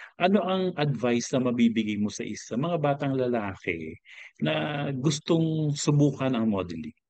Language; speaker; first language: Filipino; native; Filipino